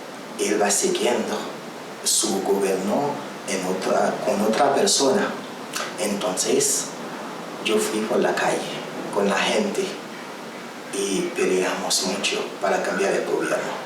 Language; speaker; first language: Spanish; non-native, learner; Haitian Creole